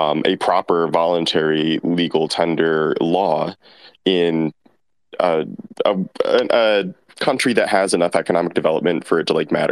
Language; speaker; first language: English; native; English